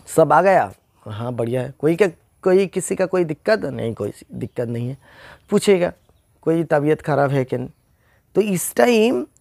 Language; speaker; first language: Hindi; non-native, local second language; Bangla